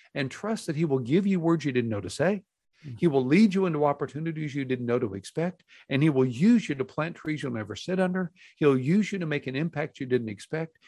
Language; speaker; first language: English; native; English